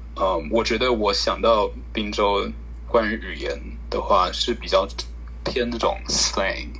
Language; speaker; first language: Chinese; early bilingual, heritage; Chinese